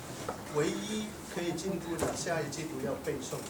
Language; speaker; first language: Chinese; non-native, local second language; Cantonese